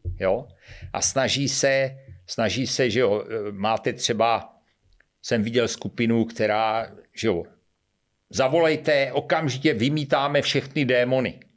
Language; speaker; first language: Czech; native; Czech